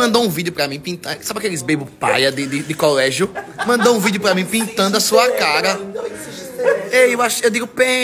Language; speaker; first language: Portuguese; native; Portuguese